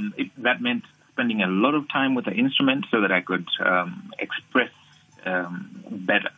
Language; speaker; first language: English; non-native, local second language; Nyanja